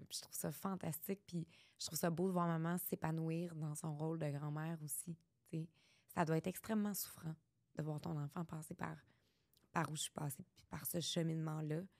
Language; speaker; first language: French; native; French